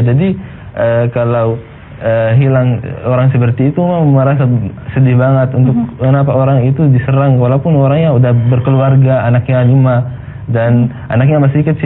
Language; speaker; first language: Indonesian; non-native, fluent; Arabic